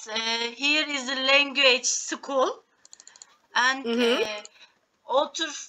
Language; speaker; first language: English; non-native, learner; Turkish